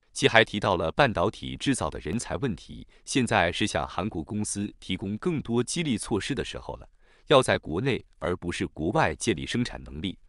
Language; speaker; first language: Chinese; native; Chinese